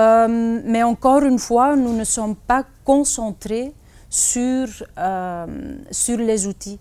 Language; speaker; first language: French; non-native, fluent; Dutch